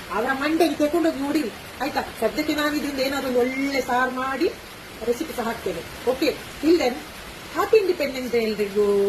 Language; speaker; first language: Kannada; native; Kannada